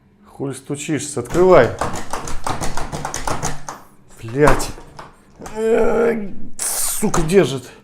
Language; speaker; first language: Russian; native; Russian